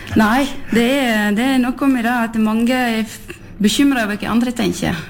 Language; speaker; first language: Norwegian; non-native, fluent; French